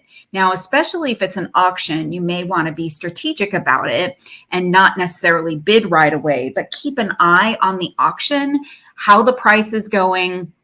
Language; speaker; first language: English; native; English